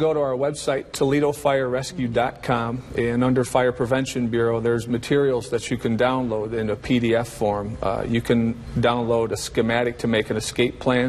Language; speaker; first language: English; native; English